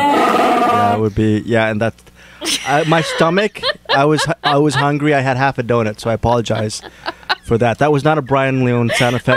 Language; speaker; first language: English; native; English